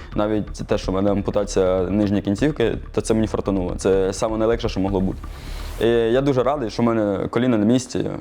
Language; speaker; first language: Ukrainian; native; Ukrainian